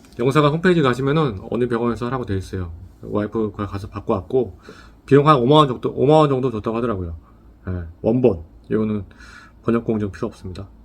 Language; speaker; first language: Korean; native; Korean